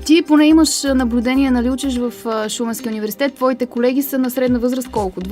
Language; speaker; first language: Bulgarian; native; Bulgarian